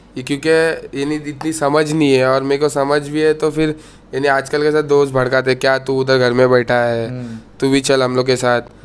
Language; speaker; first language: Hindi; non-native, local second language; Urdu